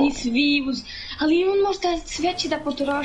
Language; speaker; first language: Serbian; early bilingual, heritage; Serbian